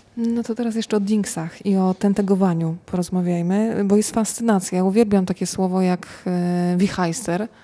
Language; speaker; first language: Polish; native; Polish